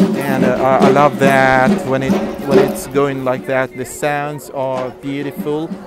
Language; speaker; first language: English; non-native, fluent; Russian